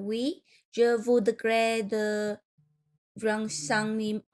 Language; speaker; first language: French; non-native, learner; Vietnamese